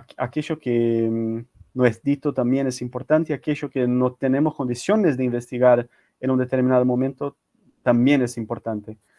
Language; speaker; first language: Spanish; non-native, fluent; Portuguese